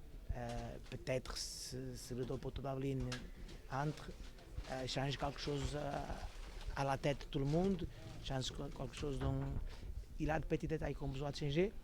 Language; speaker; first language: French; non-native, fluent; Portuguese